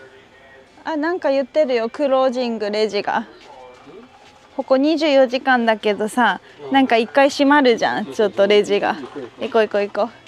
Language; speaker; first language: Japanese; native; Japanese